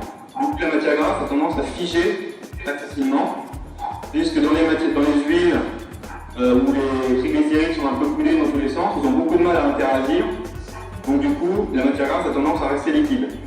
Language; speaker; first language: French; native; French